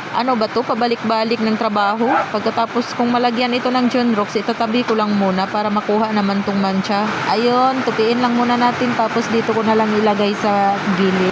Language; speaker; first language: Filipino; non-native, local second language; Cebuano